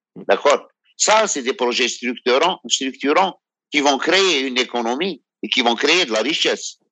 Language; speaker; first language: French; non-native, local second language; Arabic